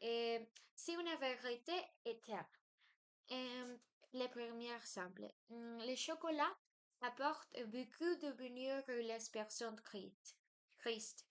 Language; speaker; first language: French; non-native, learner; Spanish